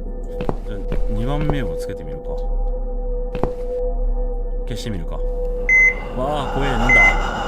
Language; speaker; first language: Japanese; native; Japanese